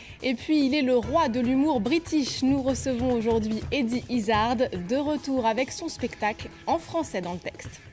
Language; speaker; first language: French; native; French